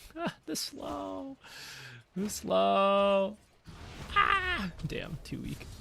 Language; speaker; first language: English; native; English